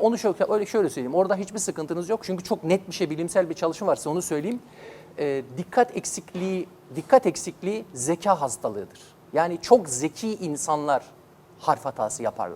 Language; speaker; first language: Turkish; native; Turkish